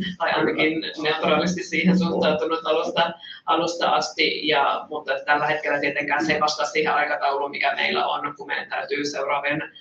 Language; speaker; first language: Finnish; native; Finnish